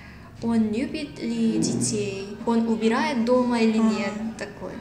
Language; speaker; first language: Russian; non-native, learner; Korean